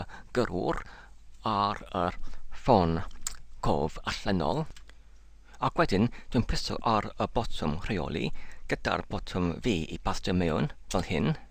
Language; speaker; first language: Welsh; non-native, learner; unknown